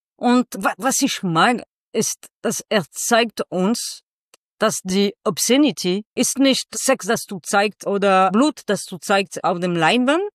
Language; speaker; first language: German; non-native, local second language; French